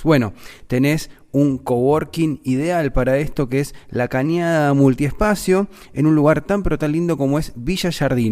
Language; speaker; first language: Spanish; native; Spanish